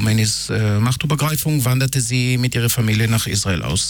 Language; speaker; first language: German; non-native, fluent; Hebrew